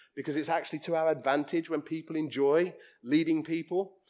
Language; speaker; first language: English; native; English